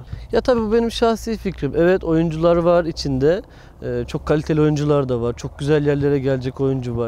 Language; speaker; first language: Turkish; native; Turkish